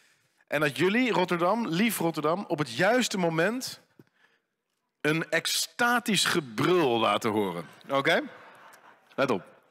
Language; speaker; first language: Dutch; native; Dutch